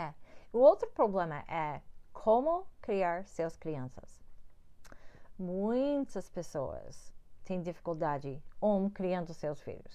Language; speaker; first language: Portuguese; non-native, learner; English